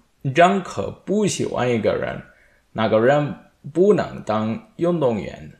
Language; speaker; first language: Chinese; non-native, learner; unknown